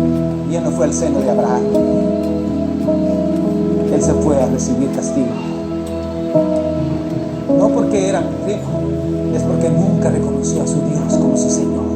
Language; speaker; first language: Spanish; native; Spanish